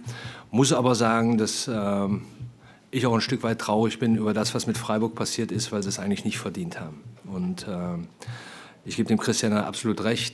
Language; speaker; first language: German; native; German